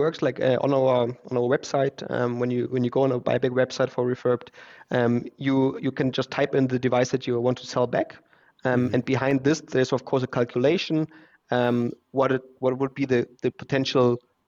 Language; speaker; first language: English; non-native, fluent; German